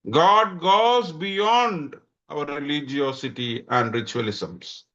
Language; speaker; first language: English; non-native, local second language; Malayalam